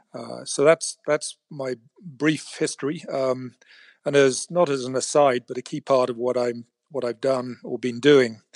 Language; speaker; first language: English; native; English